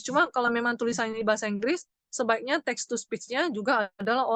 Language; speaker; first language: Indonesian; native; Indonesian